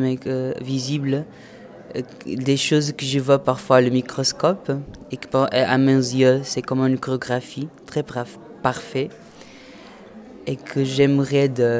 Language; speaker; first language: French; non-native, fluent; Portuguese